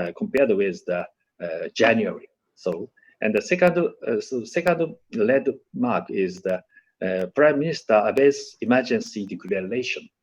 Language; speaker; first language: English; non-native, learner; Japanese